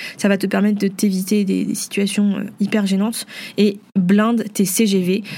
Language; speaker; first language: French; early bilingual, other home language; Vietnamese